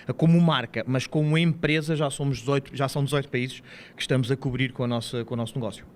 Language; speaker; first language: Portuguese; native; Portuguese